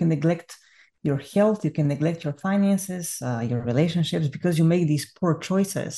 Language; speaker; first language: English; non-native, fluent; Bulgarian